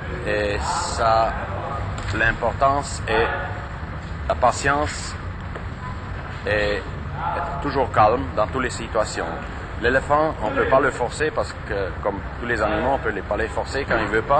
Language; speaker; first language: French; non-native, fluent; German